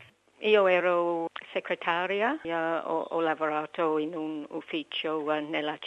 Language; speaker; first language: Italian; non-native, learner; English